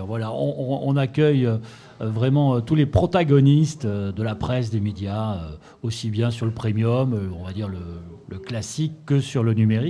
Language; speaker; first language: French; native; French